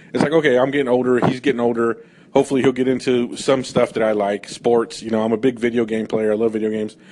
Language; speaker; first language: English; native; English